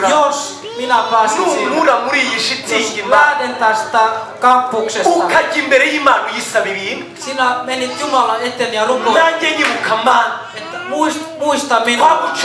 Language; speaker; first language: Finnish; non-native, fluent; Kinyarwanda